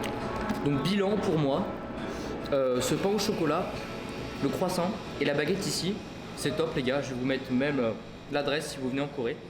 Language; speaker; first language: French; native; French